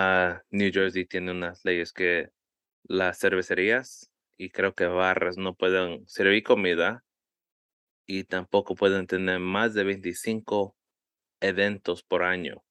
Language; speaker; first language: Spanish; early bilingual, heritage; Spanish